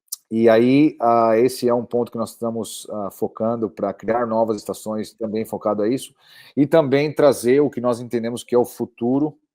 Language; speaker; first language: Portuguese; native; Portuguese